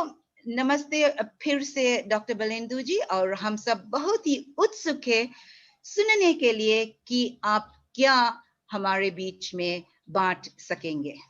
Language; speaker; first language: Hindi; early bilingual, heritage; Hindi